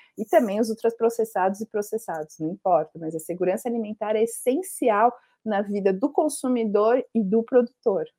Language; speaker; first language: Portuguese; native; Portuguese